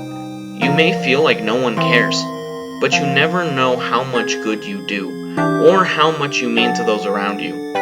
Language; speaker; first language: English; native; English